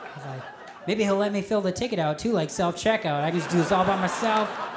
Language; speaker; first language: English; native; English